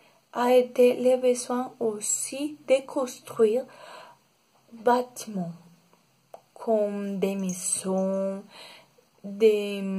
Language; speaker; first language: French; non-native, learner; Spanish